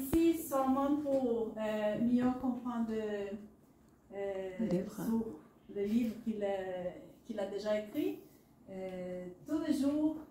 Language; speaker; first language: French; non-native, learner; Portuguese